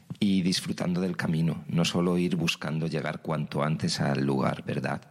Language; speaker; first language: Spanish; native; Spanish